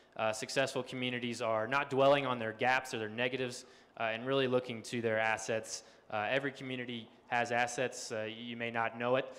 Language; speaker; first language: English; native; English